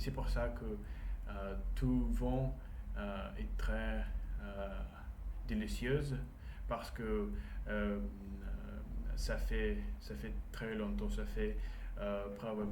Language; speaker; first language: French; non-native, learner; Russian